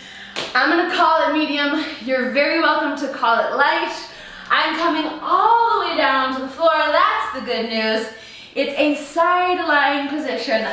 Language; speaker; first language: English; native; English